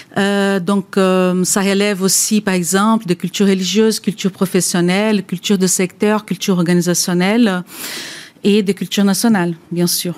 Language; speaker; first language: French; non-native, fluent; Portuguese